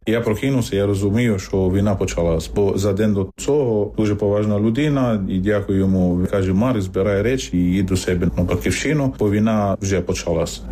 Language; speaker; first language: Ukrainian; non-native, fluent; Arabic